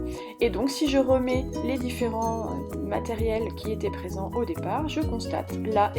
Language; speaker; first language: French; native; French